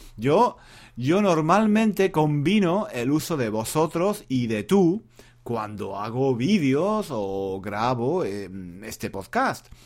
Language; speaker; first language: Spanish; native; Spanish